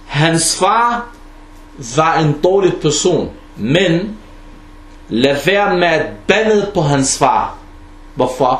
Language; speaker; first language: Danish; non-native, fluent; Arabic